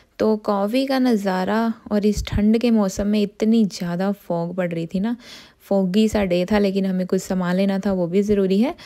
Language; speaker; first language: Hindi; non-native, local second language; Punjabi